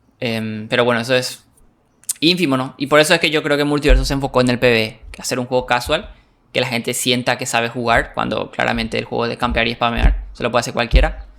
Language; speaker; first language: Spanish; native; Spanish